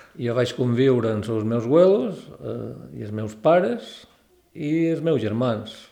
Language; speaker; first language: Catalan; native; Catalan